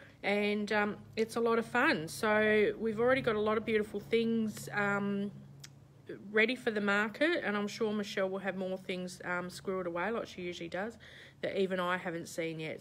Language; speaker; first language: English; native; English